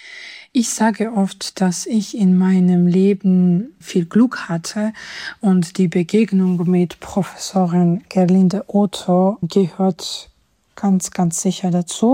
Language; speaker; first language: German; non-native, fluent; Georgian